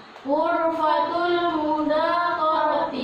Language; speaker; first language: Arabic; non-native, learner; Indonesian